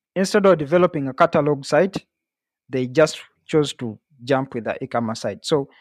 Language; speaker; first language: English; non-native, local second language; Ganda